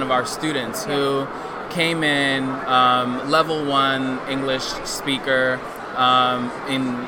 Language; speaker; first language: English; early bilingual, other home language; Spanish